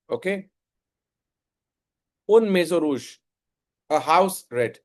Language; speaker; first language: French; non-native, fluent; Hindi